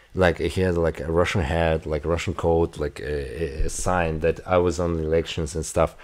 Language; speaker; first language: English; non-native, fluent; Russian